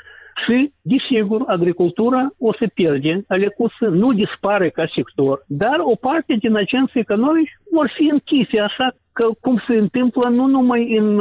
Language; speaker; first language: Romanian; non-native, local second language; Russian